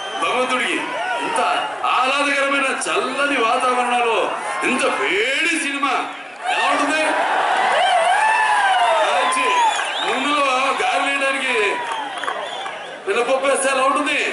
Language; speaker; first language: Telugu; native; Telugu